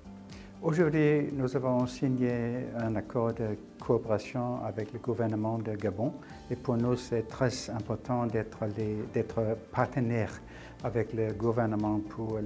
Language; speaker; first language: French; non-native, fluent; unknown